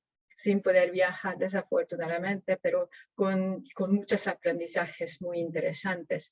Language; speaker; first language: Spanish; non-native, fluent; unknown